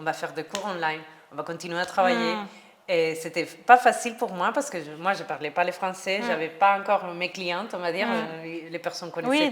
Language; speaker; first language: French; non-native, learner; Spanish